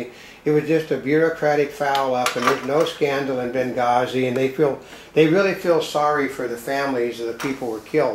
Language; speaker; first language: English; native; English